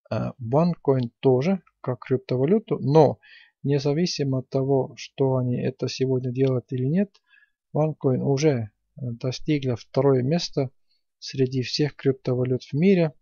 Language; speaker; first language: Russian; non-native, fluent; Estonian